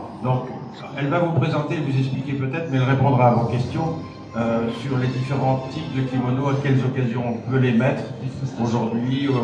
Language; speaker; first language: French; native; French